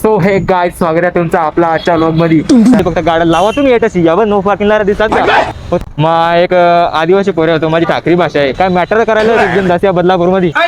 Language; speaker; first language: Marathi; non-native, local second language; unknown